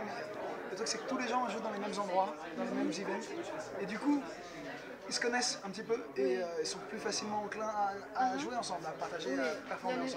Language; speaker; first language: French; native; French